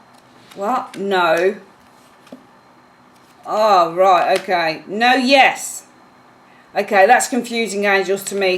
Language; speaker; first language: English; native; English